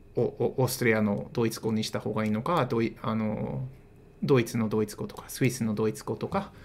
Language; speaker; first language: Japanese; non-native, fluent; English